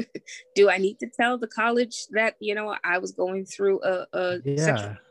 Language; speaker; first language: English; native; English